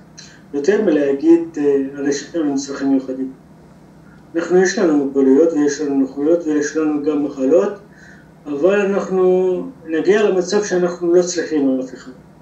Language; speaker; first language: Hebrew; non-native, local second language; Arabic